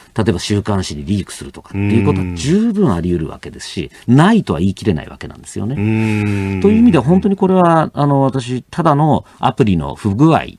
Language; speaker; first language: Japanese; native; Japanese